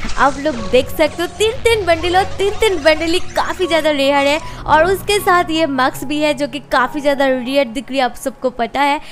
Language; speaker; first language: Hindi; non-native, local second language; Bangla